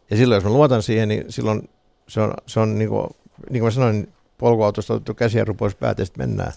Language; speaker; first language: Finnish; native; Finnish